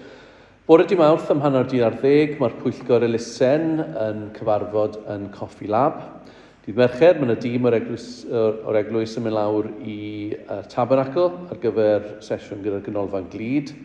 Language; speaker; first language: Welsh; native; Welsh